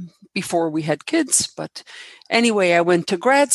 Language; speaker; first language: English; non-native, fluent; Dutch